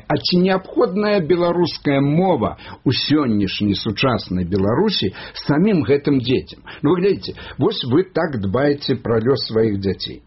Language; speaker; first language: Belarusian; native; Belarusian